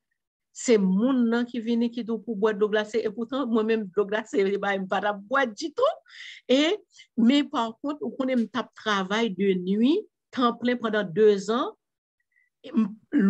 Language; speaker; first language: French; non-native, local second language; Haitian Creole